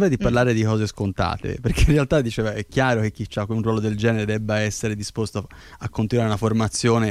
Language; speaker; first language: Italian; native; Italian